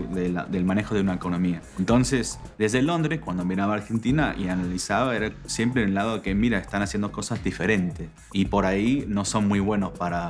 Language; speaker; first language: Spanish; non-native, fluent; English